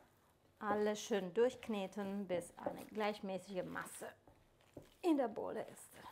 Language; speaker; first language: German; non-native, fluent; Italian